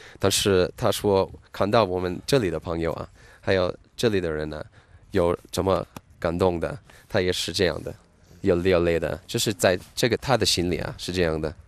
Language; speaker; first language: Chinese; non-native, fluent; English